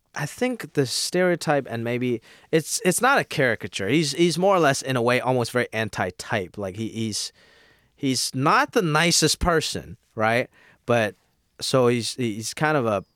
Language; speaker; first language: English; non-native, local second language; Cantonese